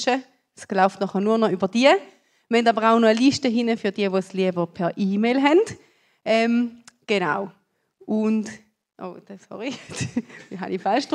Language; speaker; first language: German; native; German